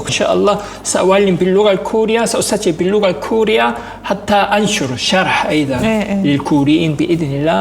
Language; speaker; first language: Arabic; non-native, fluent; Korean